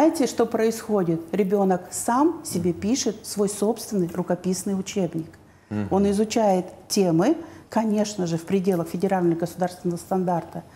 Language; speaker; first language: Russian; native; Russian